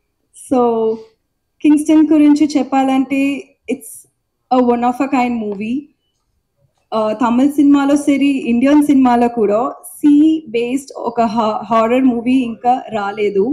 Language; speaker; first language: Telugu; non-native, learner; Tamil